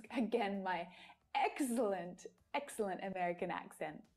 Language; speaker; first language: English; native; English